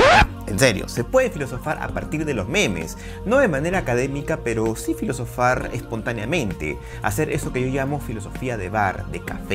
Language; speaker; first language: Spanish; native; Spanish